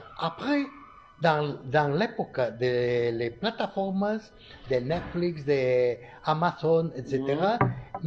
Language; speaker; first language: French; non-native, learner; Catalan